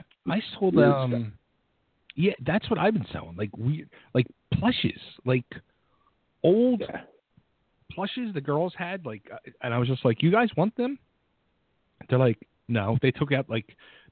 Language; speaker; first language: English; native; English